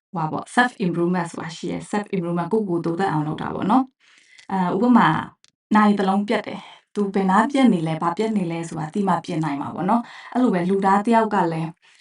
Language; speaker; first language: Burmese; non-native, local second language; Shan